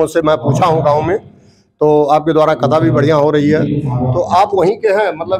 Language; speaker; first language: Hindi; native; Hindi